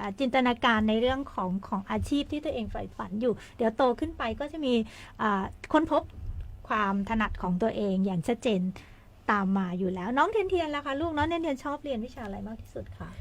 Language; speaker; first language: Thai; native; Thai